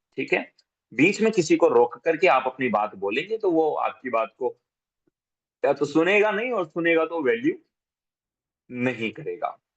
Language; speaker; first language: Hindi; native; Hindi